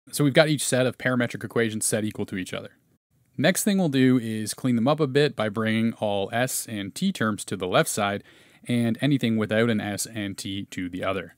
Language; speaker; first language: English; native; English